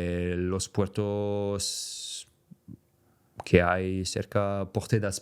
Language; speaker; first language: Spanish; non-native, fluent; French